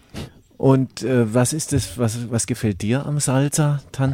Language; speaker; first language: German; native; German